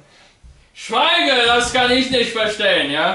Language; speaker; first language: German; non-native, learner; Polish